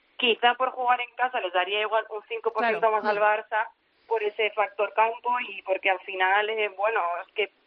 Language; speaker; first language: Spanish; native; Spanish